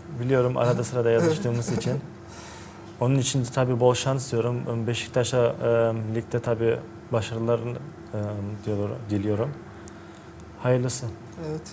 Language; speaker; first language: Turkish; early bilingual, heritage; Turkish